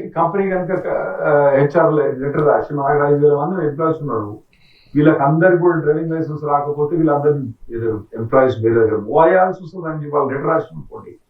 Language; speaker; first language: Telugu; native; Telugu